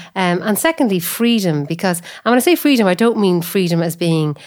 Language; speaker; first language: English; native; English